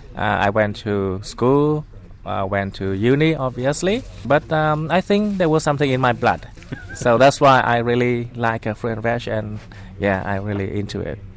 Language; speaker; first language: English; non-native, fluent; Vietnamese